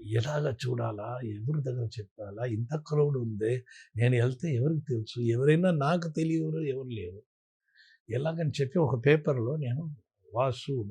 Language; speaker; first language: Telugu; non-native, learner; Tamil